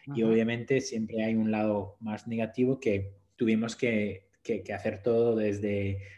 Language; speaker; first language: Spanish; non-native, fluent; French